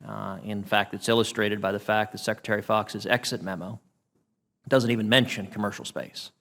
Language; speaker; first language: English; native; English